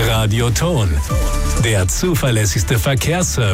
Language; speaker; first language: German; native; German